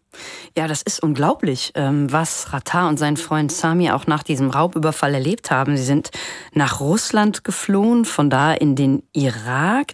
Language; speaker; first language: German; native; German